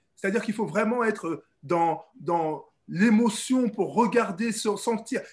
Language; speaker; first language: French; native; French